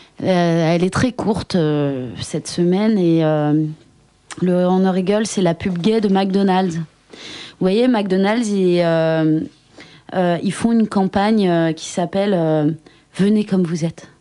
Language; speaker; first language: French; native; French